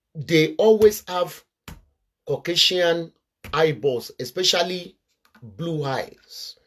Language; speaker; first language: English; non-native, local second language; Yoruba